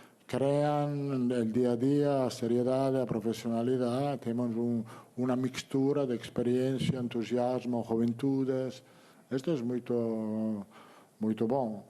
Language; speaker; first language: Portuguese; non-native, learner; Italian